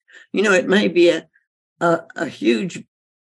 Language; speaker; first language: English; native; English